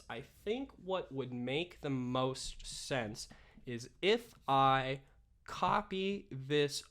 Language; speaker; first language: English; native; English